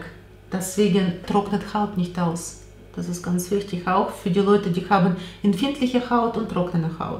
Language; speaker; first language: German; non-native, learner; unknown